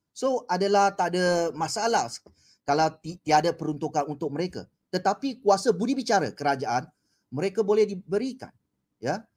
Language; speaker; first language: Malay; non-native, local second language; Chinese